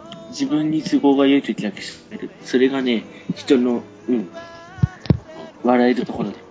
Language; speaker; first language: Japanese; native; Japanese